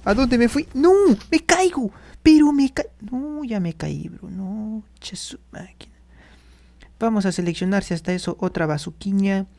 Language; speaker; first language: Spanish; native; Spanish